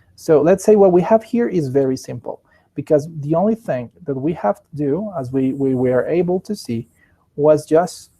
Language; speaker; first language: English; non-native, fluent; Spanish